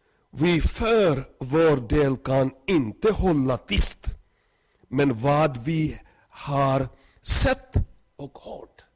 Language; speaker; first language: Swedish; non-native, learner; Urdu